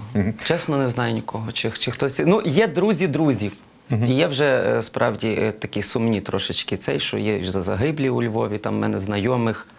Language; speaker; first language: Ukrainian; native; Ukrainian